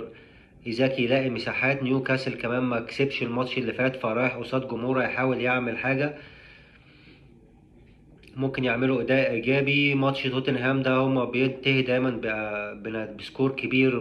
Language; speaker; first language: Arabic; native; Arabic